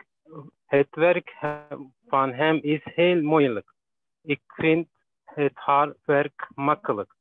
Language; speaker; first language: Dutch; non-native, learner; Turkish